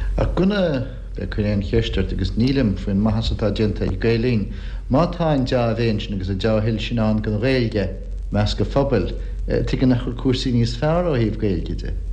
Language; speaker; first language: Irish; native; Irish